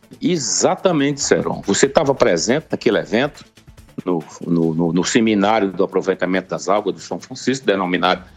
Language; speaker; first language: Portuguese; native; Portuguese